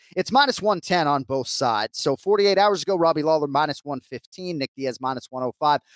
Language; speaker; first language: English; native; English